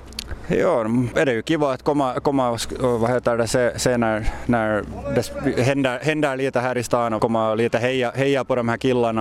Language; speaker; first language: Swedish; native; Swedish